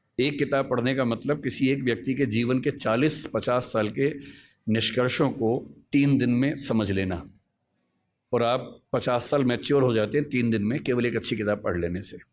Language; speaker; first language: Hindi; native; Hindi